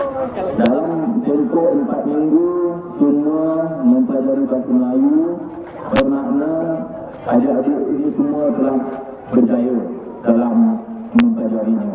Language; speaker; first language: Malay; native; Malay